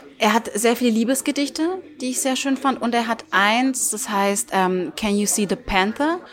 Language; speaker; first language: German; early bilingual, other home language; Turkish